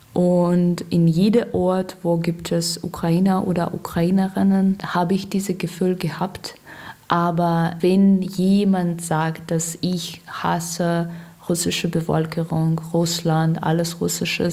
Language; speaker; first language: German; non-native, learner; Russian